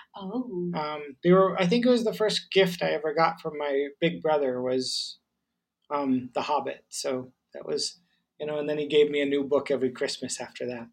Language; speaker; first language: English; native; English